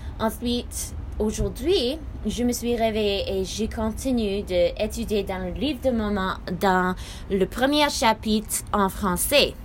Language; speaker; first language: French; non-native, learner; English